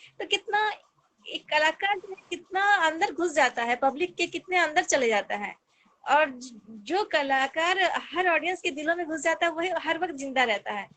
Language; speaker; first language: Hindi; non-native, local second language; Bangla